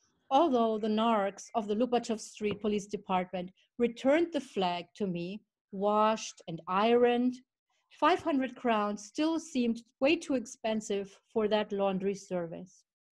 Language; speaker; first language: English; early bilingual, other home language; Czech